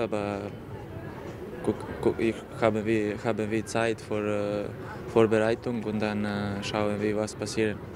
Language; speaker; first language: German; non-native, learner; Serbian